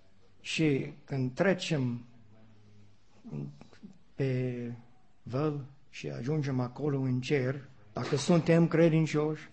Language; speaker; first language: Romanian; non-native, learner; English